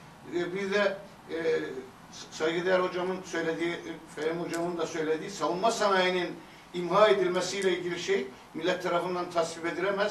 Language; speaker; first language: Turkish; native; Turkish